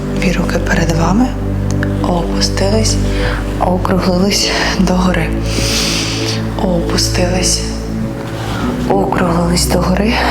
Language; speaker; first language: Ukrainian; native; Ukrainian